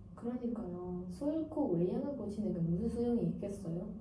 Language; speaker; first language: Korean; non-native, learner; Burmese